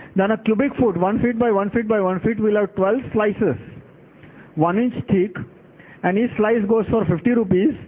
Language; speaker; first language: English; non-native, local second language; Gujarati